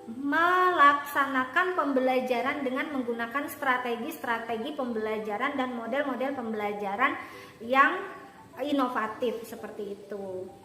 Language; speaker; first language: Indonesian; native; Indonesian